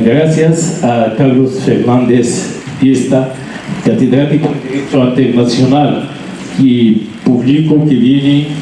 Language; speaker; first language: Spanish; non-native, learner; Arabic